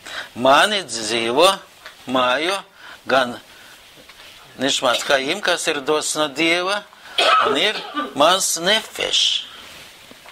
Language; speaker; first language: Latvian; non-native, local second language; Russian